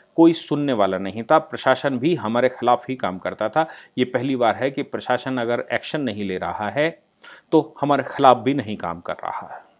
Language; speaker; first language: Hindi; native; Hindi